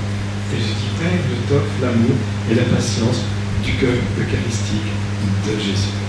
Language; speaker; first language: French; native; French